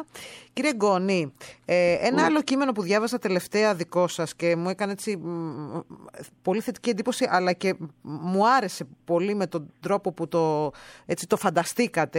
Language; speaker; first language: Greek; native; Greek